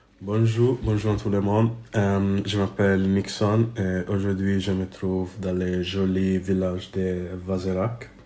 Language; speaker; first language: French; non-native, fluent; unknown